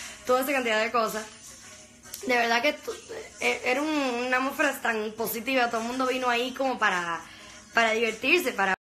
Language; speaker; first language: Spanish; early bilingual, heritage; Spanish